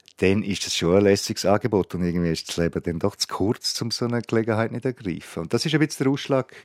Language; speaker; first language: German; native; German